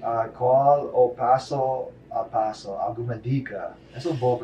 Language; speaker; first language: Portuguese; non-native, learner; English